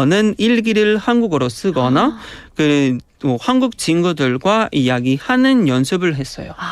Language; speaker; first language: Korean; non-native, fluent; Spanish